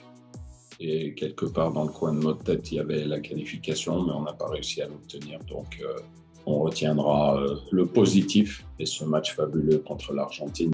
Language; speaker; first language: French; native; French